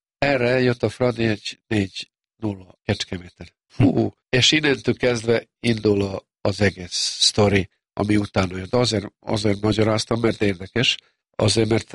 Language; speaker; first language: Hungarian; non-native, local second language; Serbian